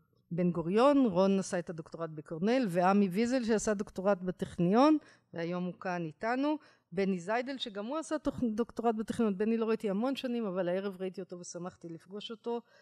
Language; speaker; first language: Hebrew; native; Hebrew